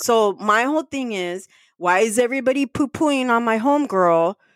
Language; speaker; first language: English; early bilingual, other home language; Spanish